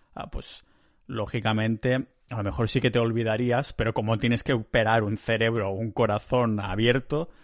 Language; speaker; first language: Spanish; native; Spanish